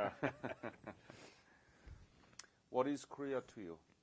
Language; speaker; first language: English; non-native, fluent; Korean